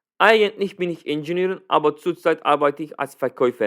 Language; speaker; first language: German; non-native, fluent; Turkish